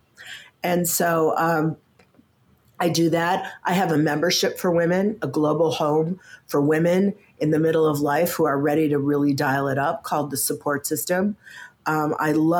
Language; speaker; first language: English; native; English